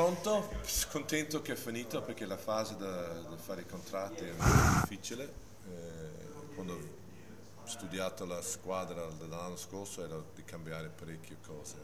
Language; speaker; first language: Italian; non-native, fluent; English